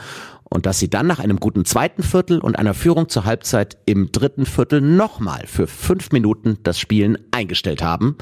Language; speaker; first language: German; native; German